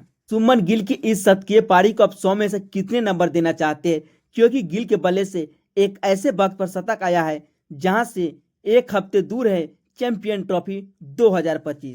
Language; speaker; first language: Hindi; native; Hindi